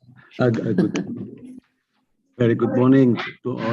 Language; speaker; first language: English; non-native, fluent; Indonesian